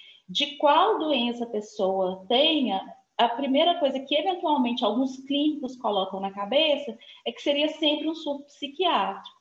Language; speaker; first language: Portuguese; native; Portuguese